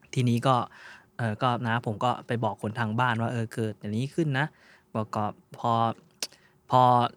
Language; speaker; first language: Thai; non-native, local second language; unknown